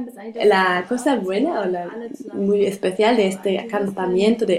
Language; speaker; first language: Spanish; non-native, learner; German